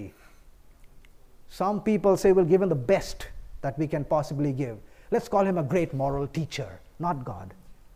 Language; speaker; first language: English; non-native, local second language; Bangla